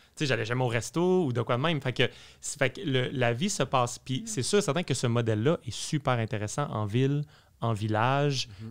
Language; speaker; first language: French; native; French